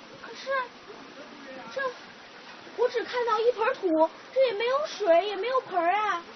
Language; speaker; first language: Chinese; native; Chinese